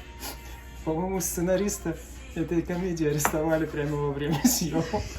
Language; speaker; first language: Russian; native; Russian